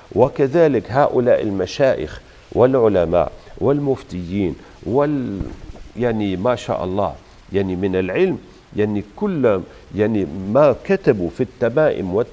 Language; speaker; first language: Arabic; native; Arabic